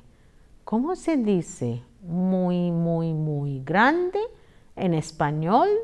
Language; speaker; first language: Spanish; non-native, fluent; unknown